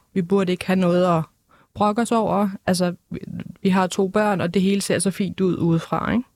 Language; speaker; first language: Danish; early bilingual, other home language; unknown